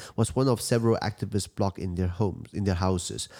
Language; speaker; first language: English; non-native, fluent; Chinese